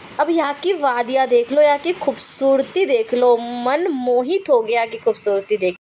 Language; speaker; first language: Hindi; non-native, local second language; Bangla